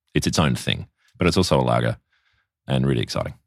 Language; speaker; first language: English; native; English